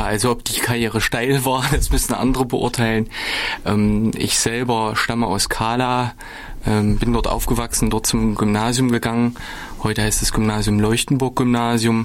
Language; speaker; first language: German; native; German